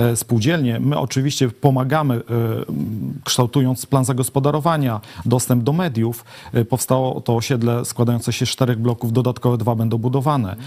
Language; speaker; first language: Polish; native; Polish